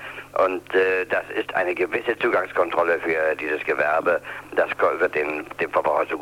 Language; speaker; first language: German; native; German